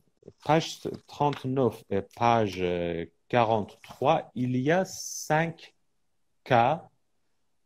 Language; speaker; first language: French; non-native, fluent; Persian